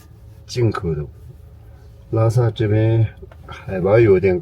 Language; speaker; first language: Chinese; non-native, local second language; Tibetan